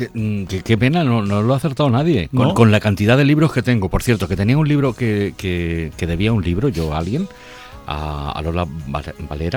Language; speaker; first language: Spanish; native; Spanish